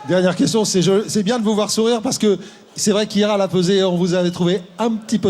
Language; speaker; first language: French; native; French